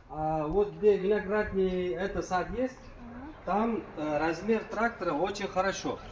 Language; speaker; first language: Russian; non-native, local second language; Uzbek